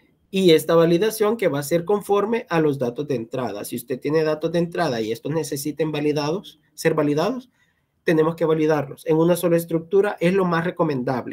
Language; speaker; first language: Spanish; native; Spanish